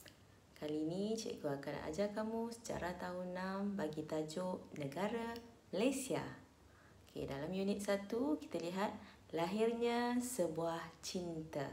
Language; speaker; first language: Malay; native; Malay